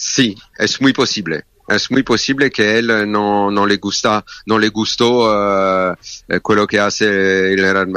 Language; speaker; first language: Spanish; non-native, learner; French